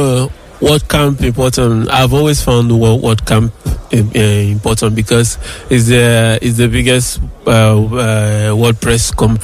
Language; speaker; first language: English; non-native, local second language; Igbo